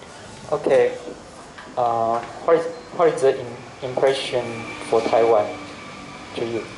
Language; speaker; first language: English; non-native, learner; Chinese